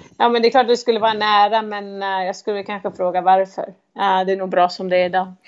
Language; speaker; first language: Swedish; native; Swedish